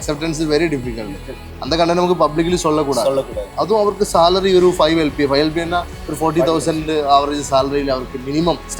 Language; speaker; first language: Tamil; non-native, learner; Malayalam